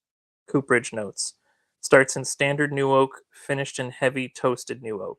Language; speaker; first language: English; native; English